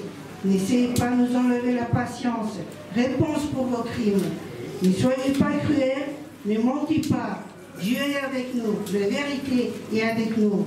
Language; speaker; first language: French; non-native, learner; Ingush